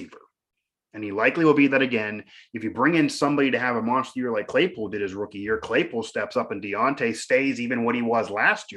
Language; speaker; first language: English; native; English